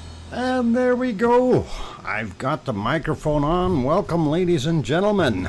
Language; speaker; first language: English; native; English